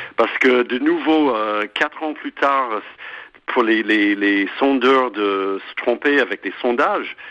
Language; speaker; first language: French; non-native, fluent; English